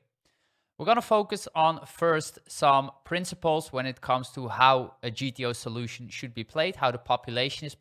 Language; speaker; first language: English; non-native, fluent; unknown